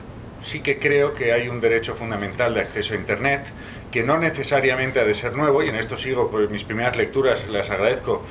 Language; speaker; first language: Spanish; native; Spanish